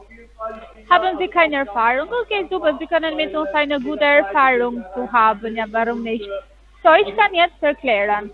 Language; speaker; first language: German; non-native, learner; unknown